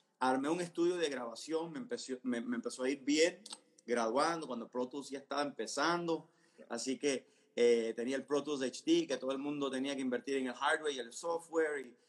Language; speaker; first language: Spanish; early bilingual, heritage; Spanish